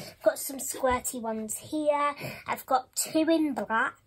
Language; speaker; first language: English; native; English